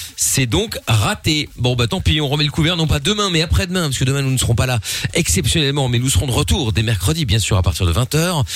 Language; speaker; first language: French; early bilingual, other home language; Portuguese